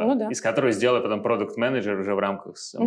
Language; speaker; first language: Russian; native; Russian